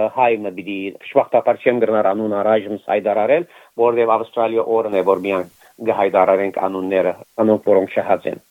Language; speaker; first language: Armenian; early bilingual, heritage; Armenian